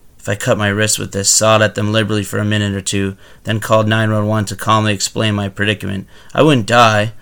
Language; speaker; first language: English; native; English